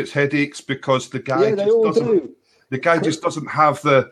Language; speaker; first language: English; native; English